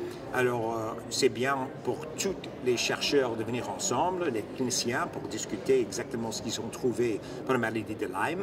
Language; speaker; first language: French; non-native, fluent; English